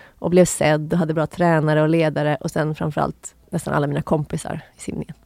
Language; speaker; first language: Swedish; native; Swedish